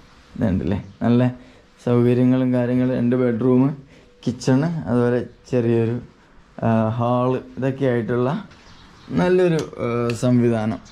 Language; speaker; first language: Malayalam; native; Malayalam